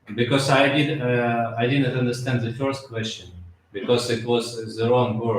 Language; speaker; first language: English; non-native, learner; Russian